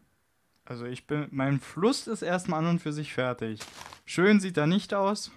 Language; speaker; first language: German; native; German